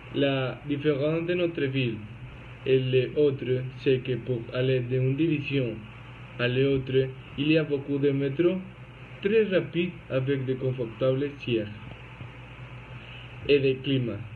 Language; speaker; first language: French; non-native, learner; Spanish